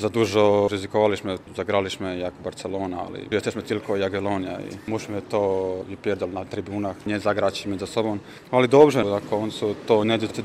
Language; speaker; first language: Polish; non-native, fluent; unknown